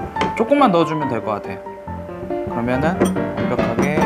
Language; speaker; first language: Korean; native; Korean